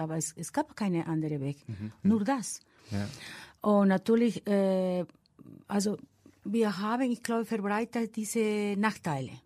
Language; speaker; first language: German; non-native, fluent; Spanish